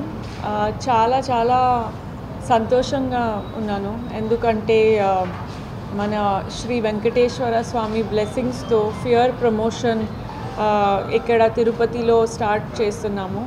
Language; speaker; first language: Telugu; non-native, fluent; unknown